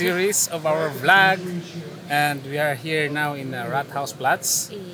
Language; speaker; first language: English; non-native, local second language; Filipino